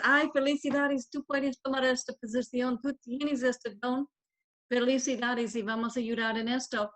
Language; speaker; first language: Spanish; non-native, learner; English